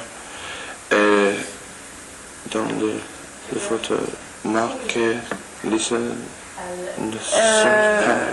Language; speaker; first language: French; non-native, learner; English